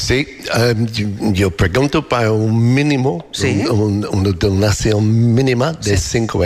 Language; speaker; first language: Spanish; non-native, learner; English